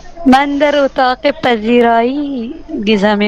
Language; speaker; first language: Persian; non-native, learner; Urdu